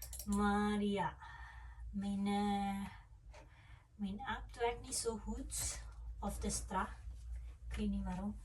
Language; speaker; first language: Dutch; non-native, fluent; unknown